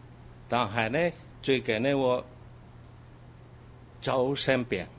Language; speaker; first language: Cantonese; early bilingual, heritage; Cantonese